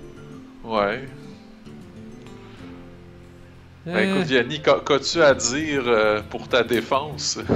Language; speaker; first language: French; native; French